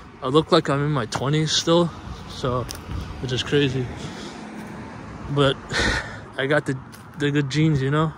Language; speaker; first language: English; native; English